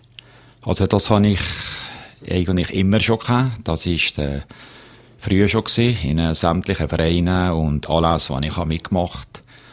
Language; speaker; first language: German; native; German